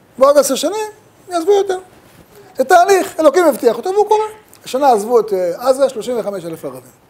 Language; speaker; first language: Hebrew; native; Hebrew